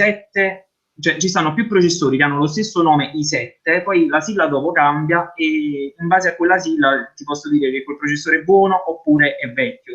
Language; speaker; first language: Italian; native; Italian